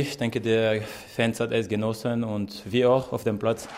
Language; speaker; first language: German; non-native, learner; French